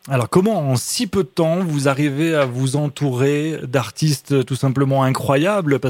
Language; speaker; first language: French; native; French